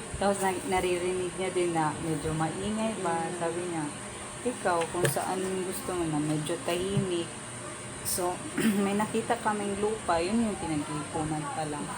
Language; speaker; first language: Filipino; native; Filipino